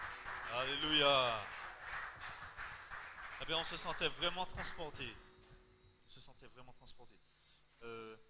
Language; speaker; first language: French; native; French